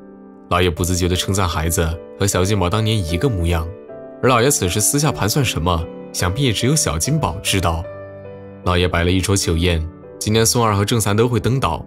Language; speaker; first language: Chinese; native; Chinese